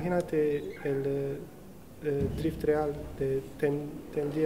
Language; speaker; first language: Spanish; non-native, learner; English